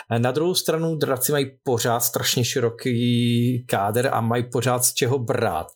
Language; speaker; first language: Czech; native; Czech